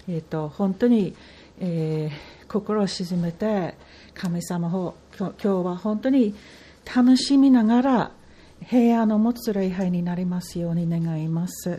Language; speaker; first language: Japanese; non-native, fluent; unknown